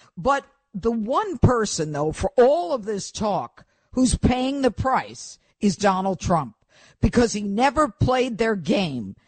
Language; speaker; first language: English; native; English